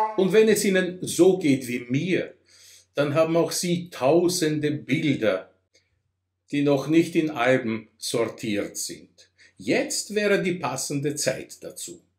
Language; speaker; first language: German; non-native, fluent; Russian